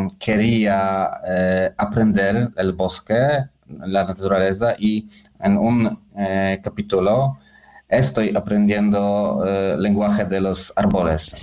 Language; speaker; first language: Spanish; non-native, fluent; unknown